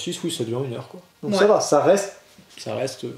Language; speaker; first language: French; native; French